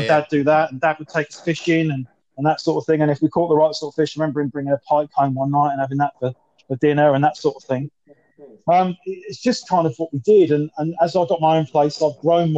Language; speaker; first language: English; native; English